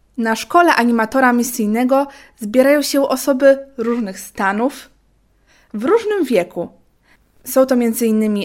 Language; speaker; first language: Polish; native; Polish